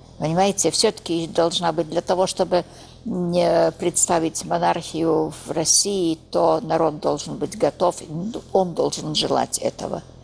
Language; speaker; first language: Russian; early bilingual, heritage; Russian